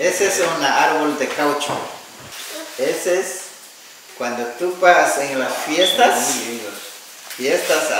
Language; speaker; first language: Spanish; non-native, local second language; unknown